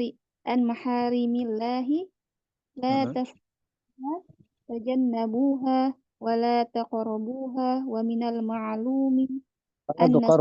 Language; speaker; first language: Arabic; non-native, learner; Indonesian